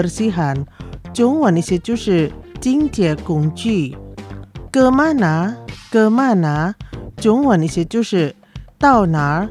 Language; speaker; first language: Chinese; non-native, fluent; Indonesian